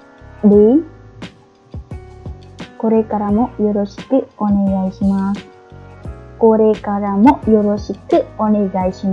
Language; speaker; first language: Japanese; non-native, fluent; Khmer